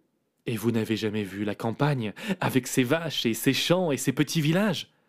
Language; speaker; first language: French; native; French